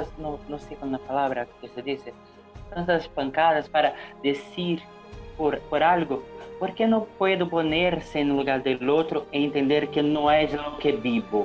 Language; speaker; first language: Spanish; non-native, learner; Portuguese